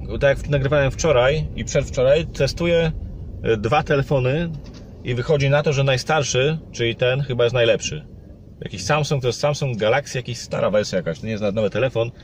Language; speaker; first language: Polish; native; Polish